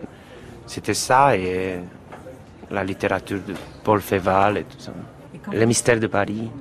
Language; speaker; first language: French; non-native, fluent; Romanian